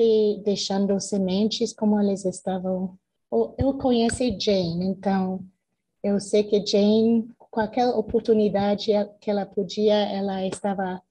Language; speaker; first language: Portuguese; non-native, fluent; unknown